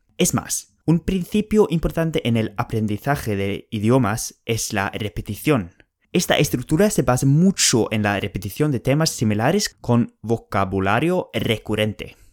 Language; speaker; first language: Spanish; non-native, fluent; Norwegian